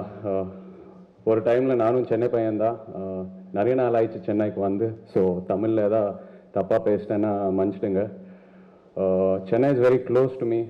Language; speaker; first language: Tamil; non-native, local second language; Telugu